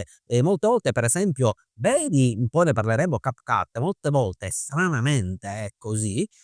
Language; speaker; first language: Italian; native; Italian